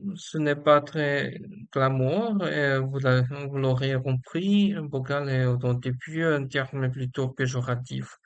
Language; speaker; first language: French; non-native, learner; Chinese